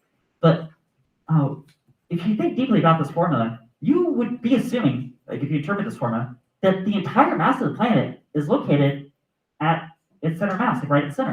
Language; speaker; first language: English; native; English